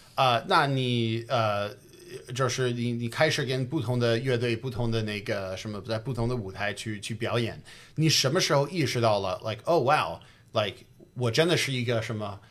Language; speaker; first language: Chinese; non-native, fluent; English